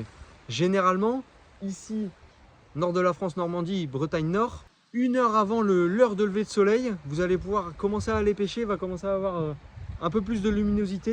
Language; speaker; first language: French; native; French